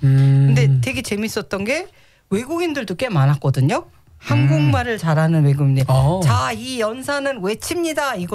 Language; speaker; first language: Korean; native; Korean